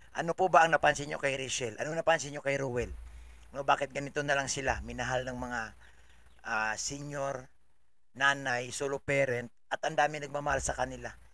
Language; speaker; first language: Filipino; native; Filipino